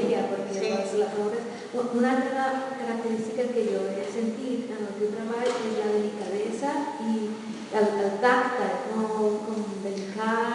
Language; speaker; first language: Catalan; non-native, fluent; Spanish